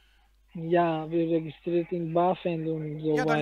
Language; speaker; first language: German; non-native, learner; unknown